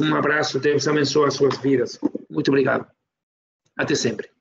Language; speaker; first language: Portuguese; non-native, fluent; Spanish